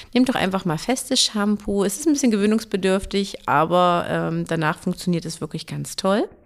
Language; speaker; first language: German; native; German